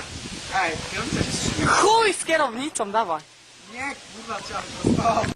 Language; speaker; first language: Polish; native; Polish